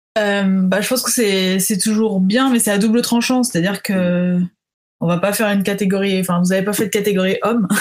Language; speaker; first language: French; native; French